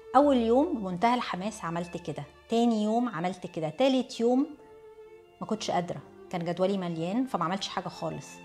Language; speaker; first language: Arabic; early bilingual, heritage; Arabic